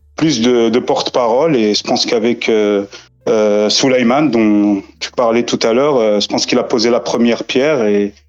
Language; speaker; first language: French; native; French